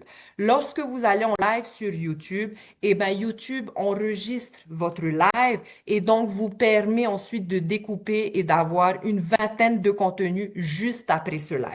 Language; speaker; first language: French; native; French